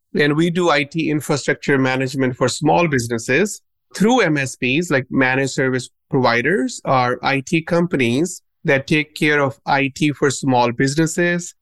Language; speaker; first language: English; non-native, local second language; Punjabi